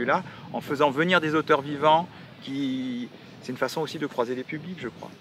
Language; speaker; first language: French; native; French